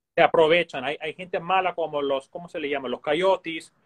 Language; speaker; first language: Spanish; early bilingual, heritage; Spanish